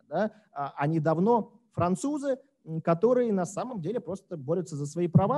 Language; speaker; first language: Russian; native; Russian